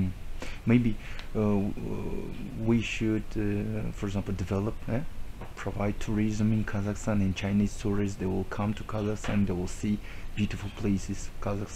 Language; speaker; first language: English; non-native, fluent; Russian